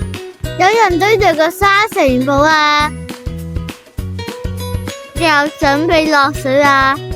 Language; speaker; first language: Chinese; native; Chinese